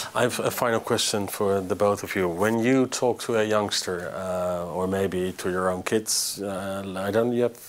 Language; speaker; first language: English; non-native, fluent; Dutch